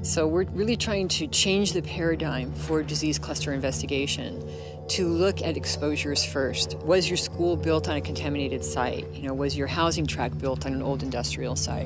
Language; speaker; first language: English; native; English